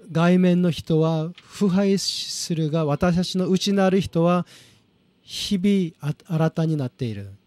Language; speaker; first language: Japanese; non-native, fluent; Korean